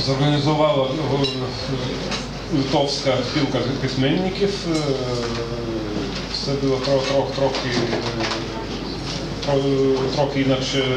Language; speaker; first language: Ukrainian; non-native, learner; Lithuanian